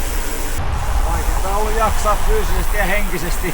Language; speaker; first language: Finnish; native; Finnish